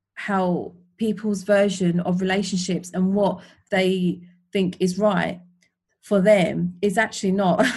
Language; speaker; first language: English; native; English